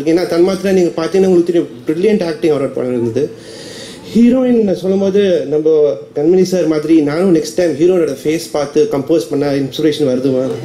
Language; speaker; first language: Tamil; non-native, fluent; Malayalam